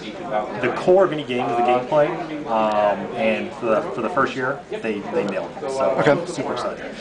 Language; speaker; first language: English; native; English